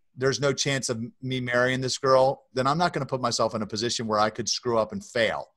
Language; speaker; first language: English; native; English